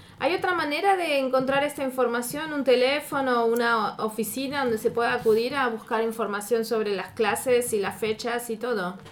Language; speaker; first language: Spanish; native; Spanish